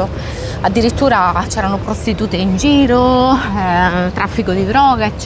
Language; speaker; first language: Italian; native; Italian